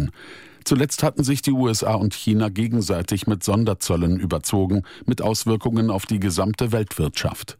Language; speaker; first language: German; native; German